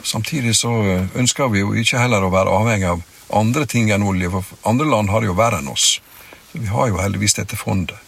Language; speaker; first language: Norwegian; native; Norwegian